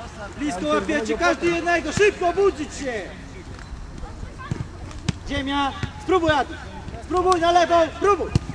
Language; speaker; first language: Polish; native; Polish